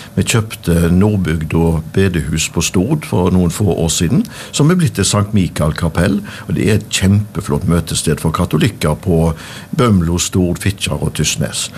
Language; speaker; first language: Norwegian; native; Norwegian